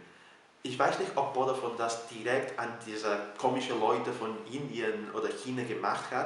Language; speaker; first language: German; non-native, fluent; Catalan